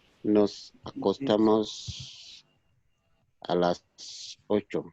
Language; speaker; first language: Spanish; non-native, learner; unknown